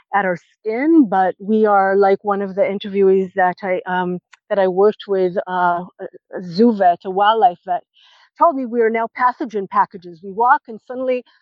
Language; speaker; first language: English; non-native, fluent; Hebrew